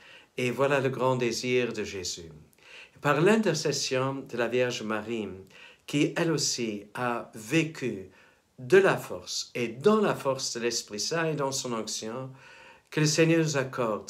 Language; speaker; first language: French; native; French